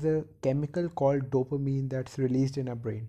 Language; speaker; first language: English; non-native, local second language; Hindi